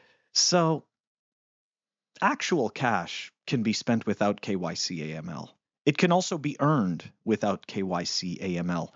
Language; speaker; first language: English; native; English